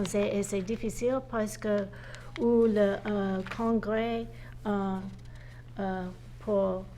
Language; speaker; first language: French; non-native, learner; English